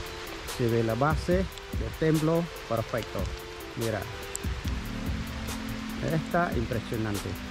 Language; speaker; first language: Spanish; non-native, learner; Khmer